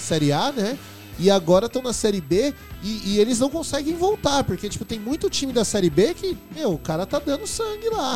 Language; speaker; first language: Portuguese; native; Portuguese